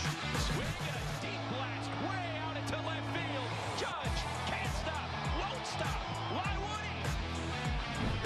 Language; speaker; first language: English; native; English